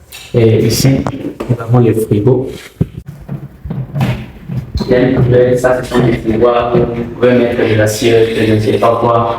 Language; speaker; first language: French; non-native, local second language; Rundi